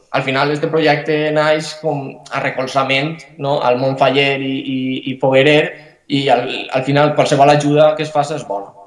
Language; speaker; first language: Catalan; native; Catalan